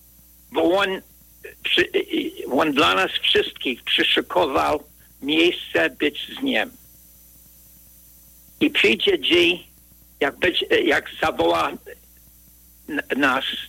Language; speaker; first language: Polish; early bilingual, heritage; Polish